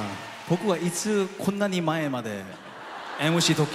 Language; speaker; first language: Japanese; non-native, fluent; Korean